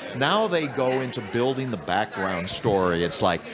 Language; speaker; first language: English; native; English